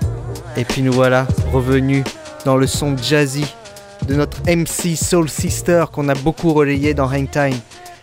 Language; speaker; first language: French; native; French